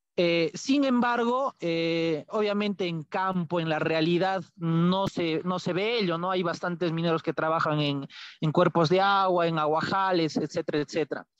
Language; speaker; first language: Spanish; native; Spanish